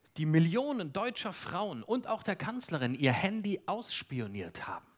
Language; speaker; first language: German; native; German